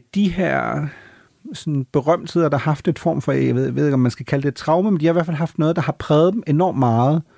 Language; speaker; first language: Danish; non-native, fluent; German